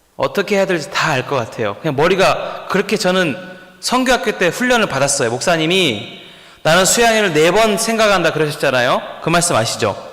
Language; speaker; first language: Korean; native; Korean